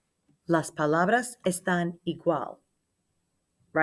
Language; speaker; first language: Spanish; non-native, learner; English